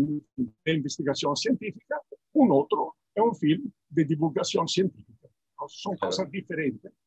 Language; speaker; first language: Spanish; non-native, fluent; Italian